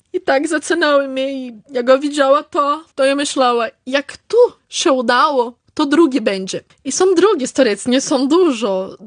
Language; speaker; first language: Polish; early bilingual, heritage; Polish